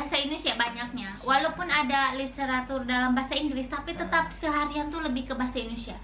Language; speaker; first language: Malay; non-native, local second language; Sundanese